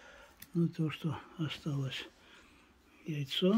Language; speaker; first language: Russian; native; Russian